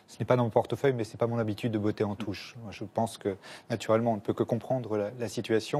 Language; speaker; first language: French; native; French